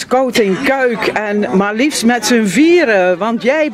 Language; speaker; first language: Dutch; native; Dutch